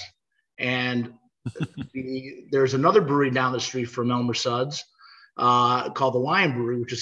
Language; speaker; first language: English; native; English